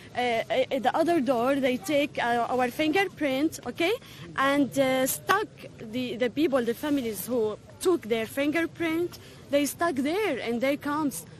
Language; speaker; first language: English; non-native, fluent; Arabic